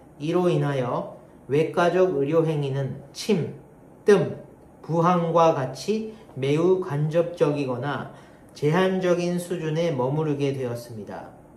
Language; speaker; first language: Korean; non-native, learner; Japanese